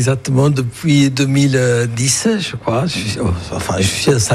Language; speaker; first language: French; non-native, fluent; Italian